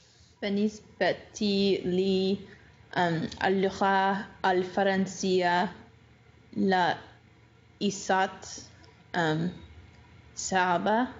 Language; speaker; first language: Arabic; non-native, learner; English